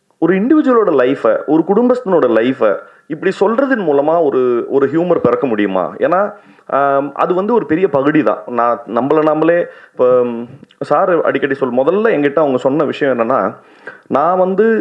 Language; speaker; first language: Tamil; native; Tamil